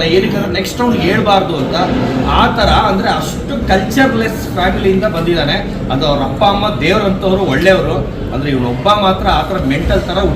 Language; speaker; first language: Kannada; native; Kannada